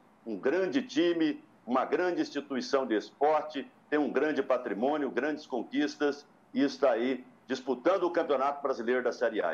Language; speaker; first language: Portuguese; native; Portuguese